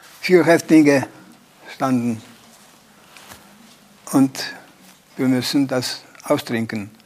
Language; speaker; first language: German; non-native, learner; Polish